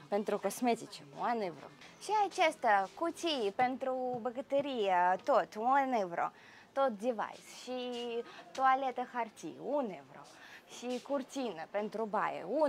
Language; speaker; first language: Romanian; non-native, learner; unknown